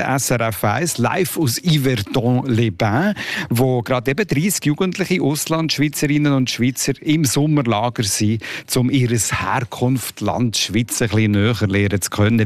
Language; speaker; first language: German; native; German